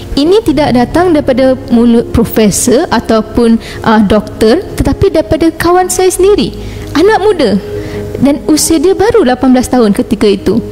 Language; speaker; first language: Malay; non-native, local second language; Tamil